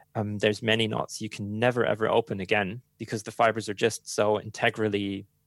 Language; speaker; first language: English; non-native, fluent; German